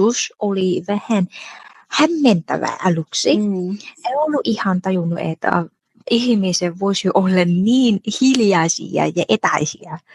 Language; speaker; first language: Finnish; non-native, fluent; Vietnamese